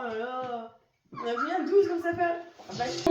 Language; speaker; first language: French; native; French